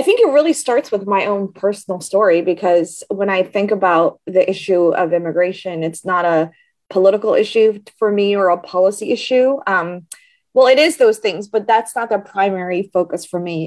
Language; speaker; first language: English; native; English